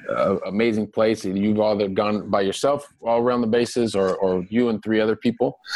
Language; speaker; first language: English; native; English